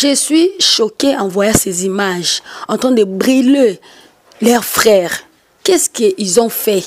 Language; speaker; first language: French; non-native, local second language; Lingala